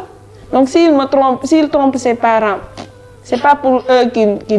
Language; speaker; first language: French; non-native, fluent; Wolof